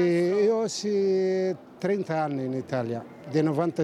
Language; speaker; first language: Italian; non-native, local second language; Bangla